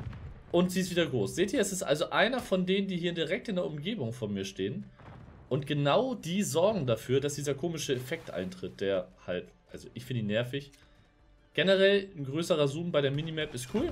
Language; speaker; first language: German; native; German